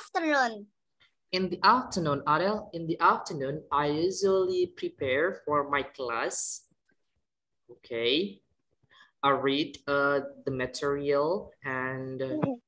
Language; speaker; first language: English; non-native, fluent; Indonesian